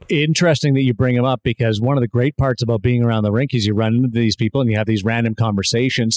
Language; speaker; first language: English; native; English